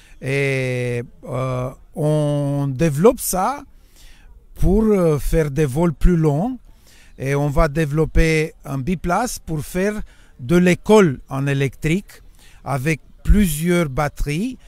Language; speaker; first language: French; non-native, fluent; Romanian